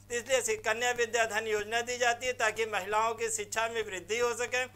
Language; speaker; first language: Hindi; native; Hindi